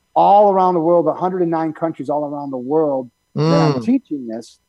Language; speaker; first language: English; native; English